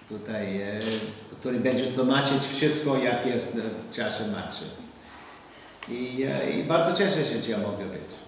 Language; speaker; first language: Polish; non-native, learner; English